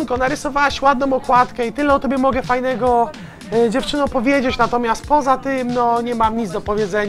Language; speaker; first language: Polish; native; Polish